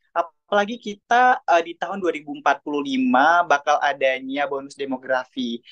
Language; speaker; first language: Indonesian; native; Indonesian